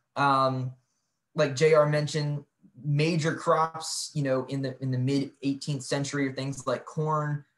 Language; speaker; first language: English; native; English